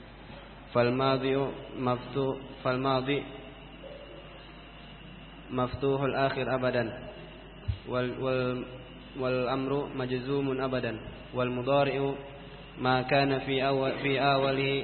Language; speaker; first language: Arabic; non-native, learner; Indonesian